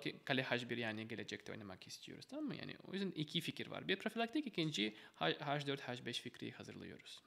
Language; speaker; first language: Turkish; non-native, fluent; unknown